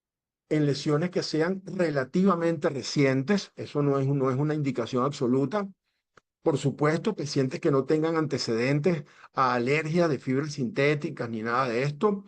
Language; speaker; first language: Spanish; native; Spanish